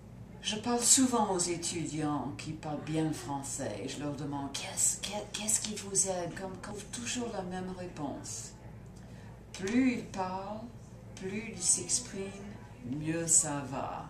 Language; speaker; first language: French; non-native, fluent; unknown